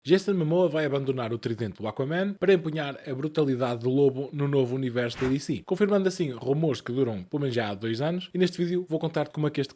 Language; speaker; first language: Portuguese; native; Portuguese